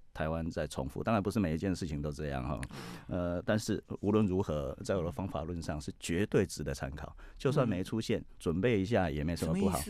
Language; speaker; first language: Chinese; native; Chinese